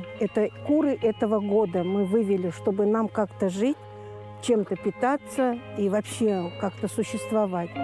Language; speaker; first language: Russian; native; Russian